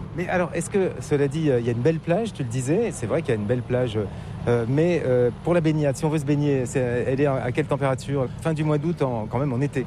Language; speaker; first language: French; native; French